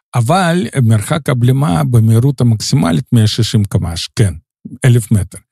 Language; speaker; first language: Hebrew; non-native, fluent; Russian